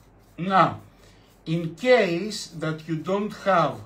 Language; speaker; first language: English; non-native, fluent; Greek